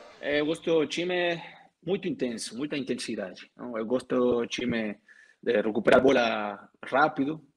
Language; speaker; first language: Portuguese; non-native, learner; Spanish